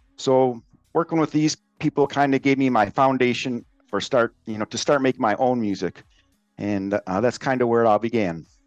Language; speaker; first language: English; native; English